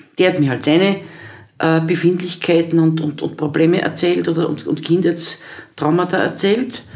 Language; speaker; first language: German; native; German